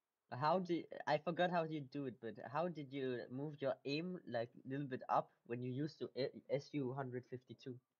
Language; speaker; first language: English; non-native, fluent; German